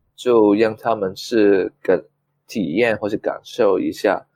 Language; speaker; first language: Chinese; non-native, local second language; Cantonese